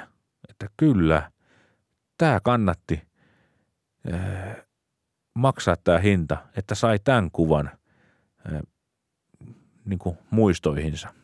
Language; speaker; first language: Finnish; native; Finnish